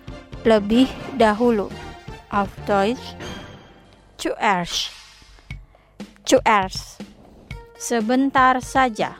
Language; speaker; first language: German; non-native, fluent; Indonesian